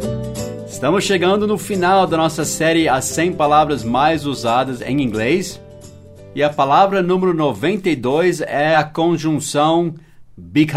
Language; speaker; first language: Portuguese; early bilingual, other home language; English